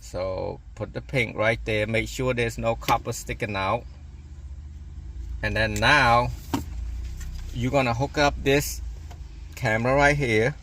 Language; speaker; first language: English; non-native, local second language; Khmer